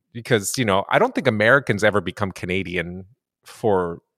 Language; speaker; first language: English; early bilingual, other home language; Japanese